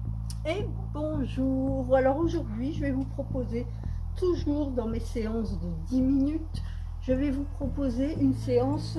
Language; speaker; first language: French; native; French